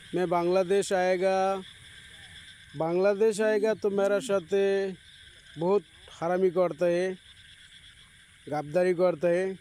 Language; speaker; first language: Hindi; non-native, learner; Bangla